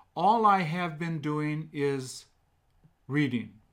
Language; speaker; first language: English; native; English